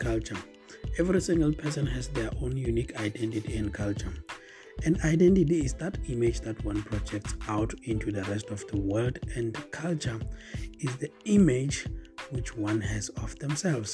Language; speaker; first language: English; non-native, local second language; Northern Sotho